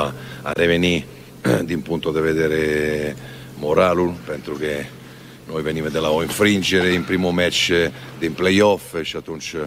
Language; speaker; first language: Romanian; non-native, fluent; Italian